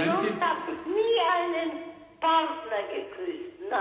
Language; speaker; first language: German; non-native, local second language; Hungarian